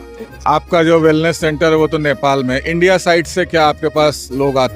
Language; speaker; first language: Hindi; native; Hindi